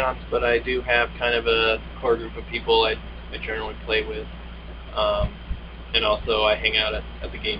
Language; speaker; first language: English; native; English